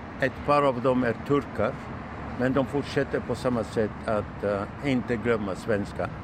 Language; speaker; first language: Swedish; non-native, fluent; Turkish